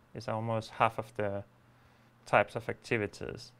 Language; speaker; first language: English; non-native, fluent; Danish